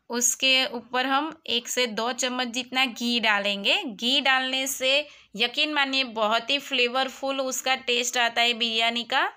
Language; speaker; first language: Hindi; non-native, local second language; Gujarati